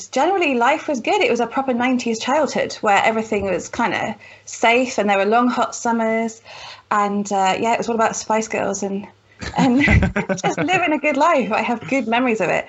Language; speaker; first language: English; native; English